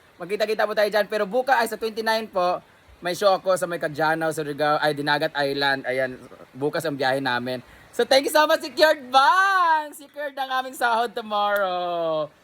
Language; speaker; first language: Filipino; non-native, local second language; Cebuano